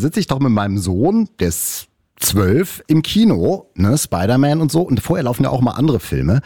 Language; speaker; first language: German; native; German